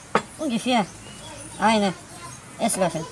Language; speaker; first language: German; non-native, learner; Russian